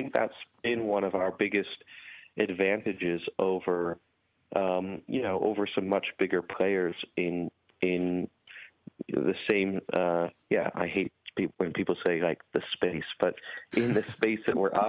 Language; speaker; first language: English; native; English